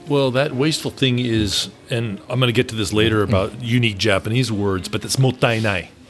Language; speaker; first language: English; native; English